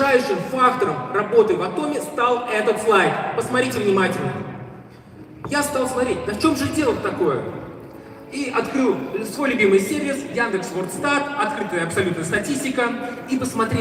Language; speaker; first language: Russian; native; Russian